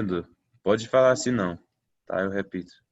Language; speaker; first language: Portuguese; non-native, fluent; English